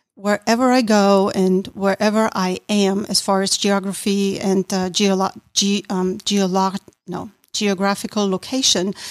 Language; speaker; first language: English; non-native, fluent; German